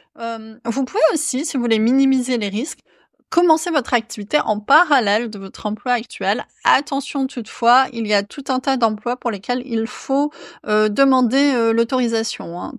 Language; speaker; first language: French; native; French